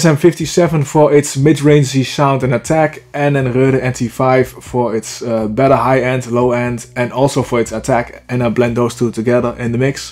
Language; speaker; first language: English; non-native, fluent; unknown